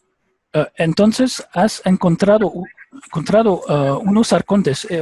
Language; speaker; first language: Spanish; non-native, learner; French